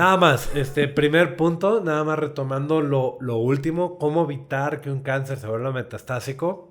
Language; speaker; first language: Spanish; native; Spanish